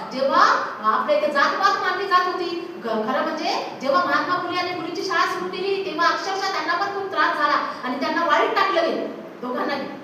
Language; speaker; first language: Marathi; non-native, local second language; Urdu